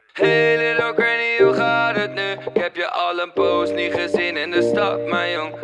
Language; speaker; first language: French; non-native, fluent; Dutch